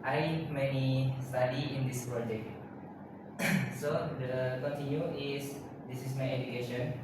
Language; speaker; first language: English; non-native, learner; Indonesian